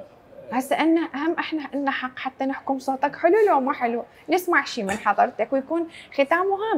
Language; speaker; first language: Arabic; native; Arabic